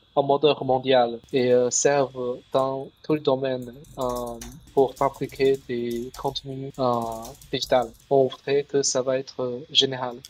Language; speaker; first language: French; non-native, learner; Chinese